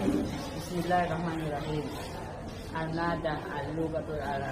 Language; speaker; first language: Arabic; non-native, learner; Khmer